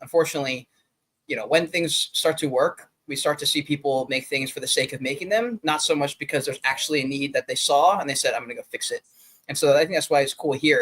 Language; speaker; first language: English; native; English